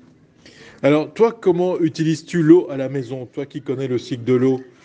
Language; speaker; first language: French; native; French